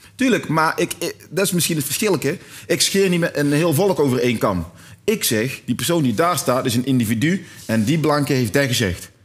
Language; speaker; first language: Dutch; native; Dutch